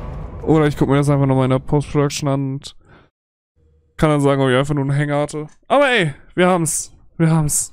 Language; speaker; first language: German; native; German